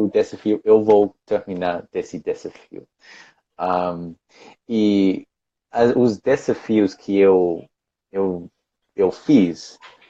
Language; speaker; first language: Portuguese; non-native, fluent; English